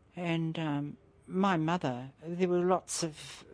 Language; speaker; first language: English; native; English